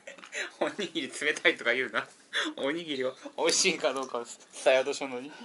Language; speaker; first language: Japanese; native; Japanese